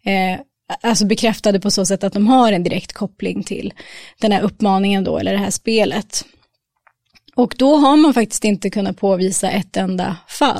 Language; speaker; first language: Swedish; native; Swedish